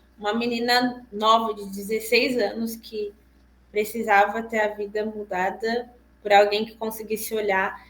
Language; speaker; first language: Portuguese; native; Portuguese